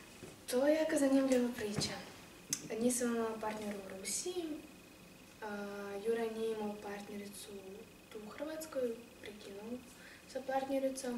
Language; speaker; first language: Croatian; non-native, fluent; Russian